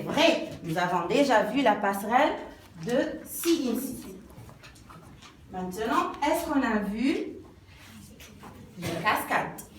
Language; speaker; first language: French; non-native, local second language; Arabic